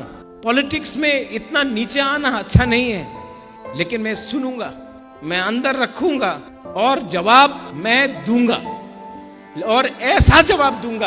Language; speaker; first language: Hindi; non-native, local second language; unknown